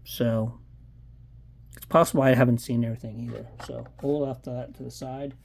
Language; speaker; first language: English; native; English